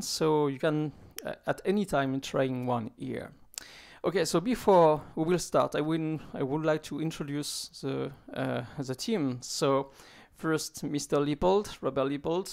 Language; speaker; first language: English; non-native, fluent; French